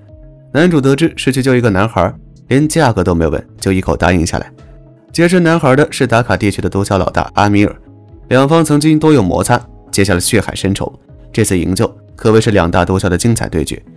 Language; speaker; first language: Chinese; native; Chinese